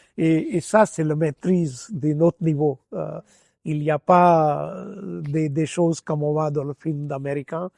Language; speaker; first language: French; non-native, fluent; Gujarati